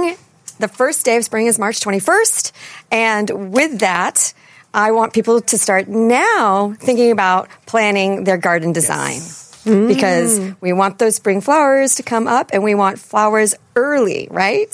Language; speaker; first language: English; native; English